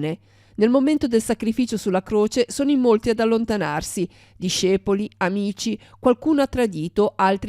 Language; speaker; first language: Italian; native; Italian